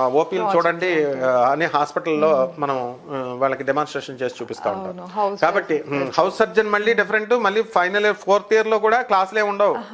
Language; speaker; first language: Telugu; native; Telugu